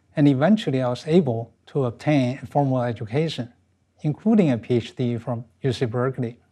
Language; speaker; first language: English; non-native, fluent; Chinese